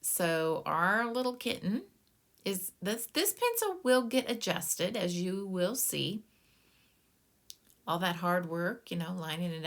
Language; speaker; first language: English; native; English